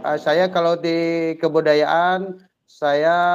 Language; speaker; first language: Indonesian; native; Indonesian